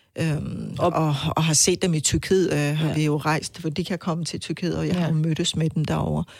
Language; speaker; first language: Danish; non-native, fluent; Persian